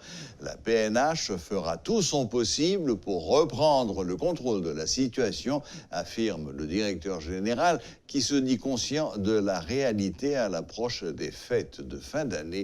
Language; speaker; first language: French; non-native, local second language; Haitian Creole